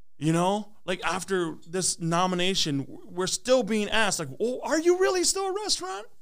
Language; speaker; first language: English; early bilingual, other home language; Hmong